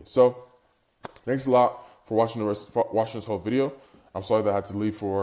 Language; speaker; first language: English; native; English